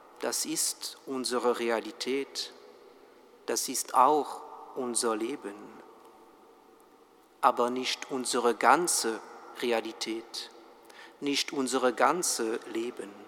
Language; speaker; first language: German; non-native, fluent; French